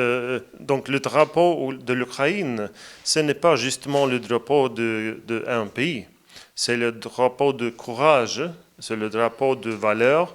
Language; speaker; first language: French; non-native, fluent; Latvian